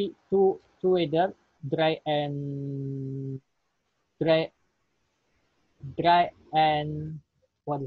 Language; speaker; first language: English; non-native, learner; Indonesian